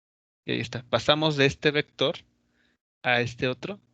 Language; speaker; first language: Spanish; native; Spanish